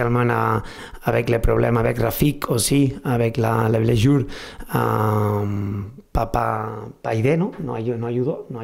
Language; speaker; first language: French; non-native, fluent; Spanish